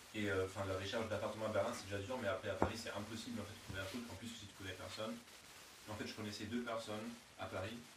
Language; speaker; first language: French; non-native, fluent; German